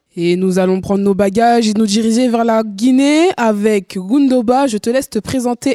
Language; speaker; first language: French; native; French